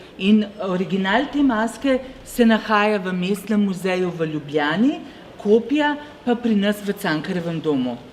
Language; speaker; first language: Slovenian; native; Slovenian